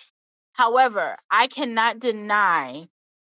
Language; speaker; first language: English; native; English